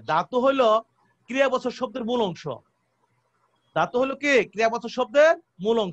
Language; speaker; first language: Bangla; native; Bangla